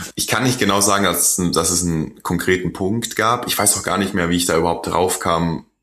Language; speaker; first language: German; non-native, fluent; Korean